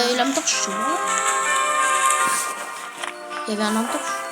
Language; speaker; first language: French; native; French